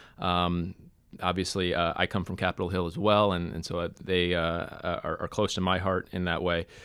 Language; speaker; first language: English; native; English